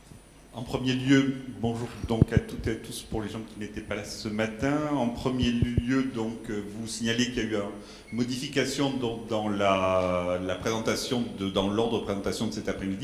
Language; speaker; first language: French; native; French